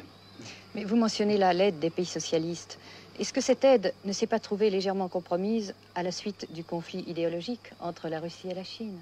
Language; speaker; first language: French; native; French